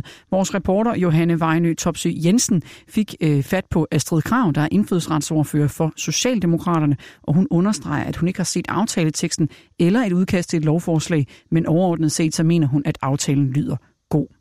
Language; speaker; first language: Danish; native; Danish